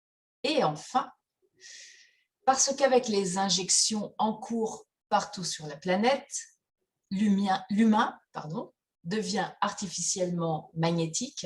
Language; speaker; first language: French; native; French